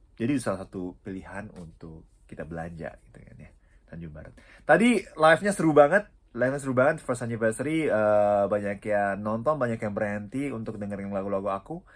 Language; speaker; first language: Indonesian; non-native, fluent; Japanese